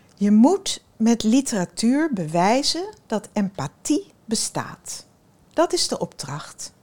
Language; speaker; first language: Dutch; early bilingual, other home language; Swedish